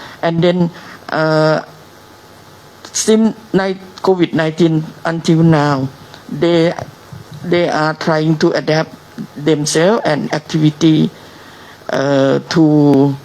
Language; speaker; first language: English; non-native, learner; Thai